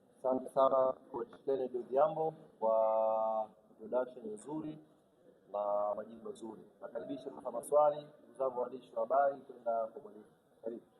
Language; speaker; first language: Swahili; native; Swahili